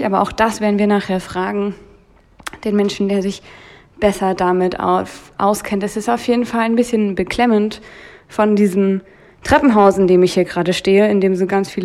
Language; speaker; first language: German; native; German